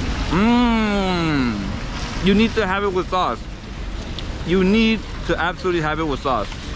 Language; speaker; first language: English; early bilingual, other home language; Spanish